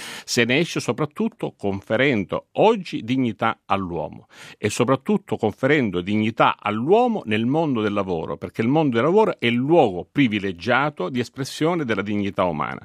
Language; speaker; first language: Italian; native; Italian